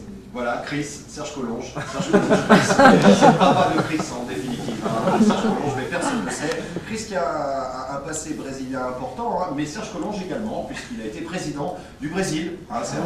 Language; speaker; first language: French; native; French